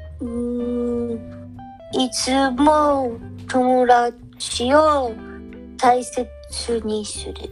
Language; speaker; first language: Japanese; non-native, learner; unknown